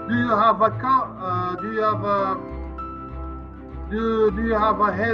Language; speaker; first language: English; non-native, learner; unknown